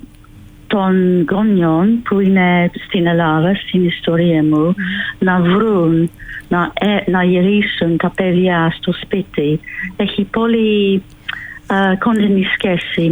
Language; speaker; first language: Greek; non-native, fluent; English